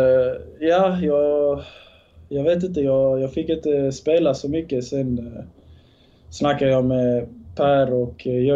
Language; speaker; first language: Swedish; early bilingual, other home language; Bosnian